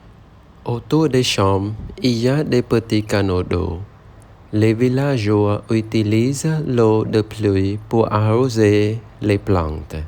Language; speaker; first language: French; non-native, learner; Khmer